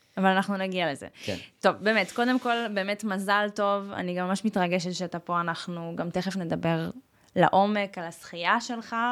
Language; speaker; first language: Hebrew; early bilingual, other home language; Russian